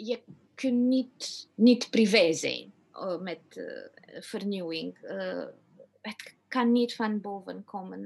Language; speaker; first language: Dutch; non-native, fluent; Romanian